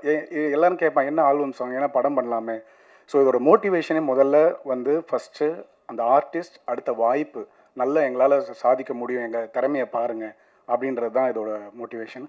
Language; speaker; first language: Tamil; native; Tamil